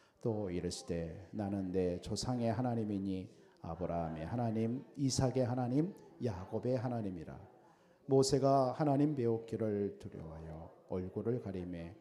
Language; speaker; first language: Korean; native; Korean